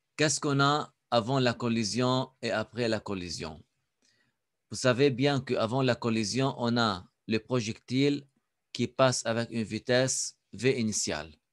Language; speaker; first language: French; non-native, local second language; Arabic